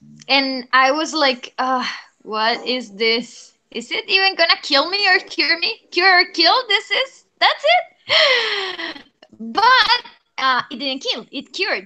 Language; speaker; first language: English; non-native, fluent; Spanish